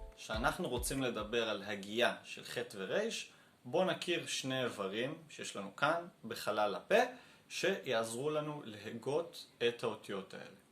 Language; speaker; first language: Hebrew; native; Hebrew